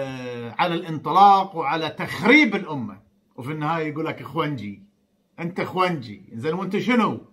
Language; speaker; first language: Arabic; native; Arabic